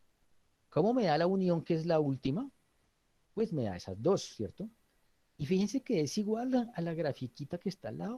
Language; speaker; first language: Spanish; native; Spanish